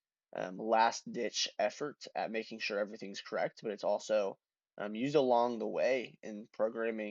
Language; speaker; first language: English; native; English